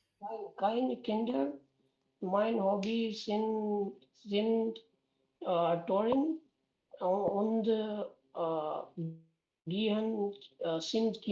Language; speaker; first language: German; non-native, learner; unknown